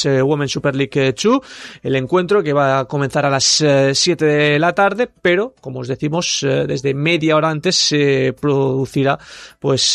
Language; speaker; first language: Spanish; native; Spanish